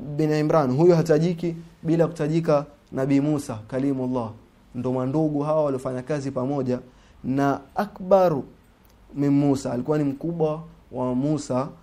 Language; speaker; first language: Swahili; native; Swahili